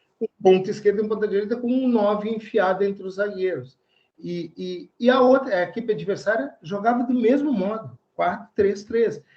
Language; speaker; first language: Portuguese; native; Portuguese